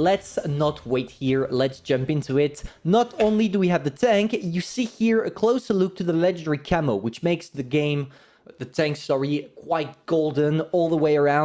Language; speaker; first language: English; non-native, fluent; French